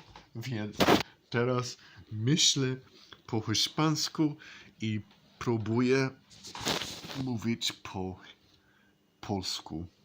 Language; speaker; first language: Polish; non-native, learner; English